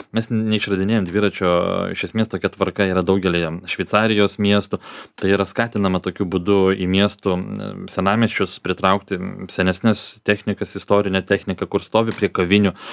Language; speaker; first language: Lithuanian; native; Lithuanian